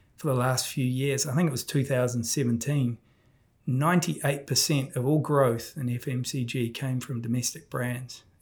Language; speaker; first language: English; native; English